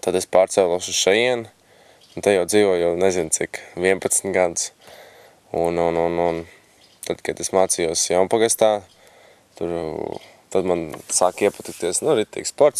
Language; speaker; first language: Latvian; native; Latvian